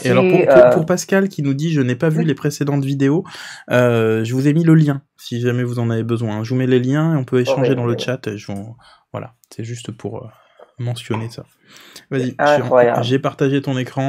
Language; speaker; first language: French; native; French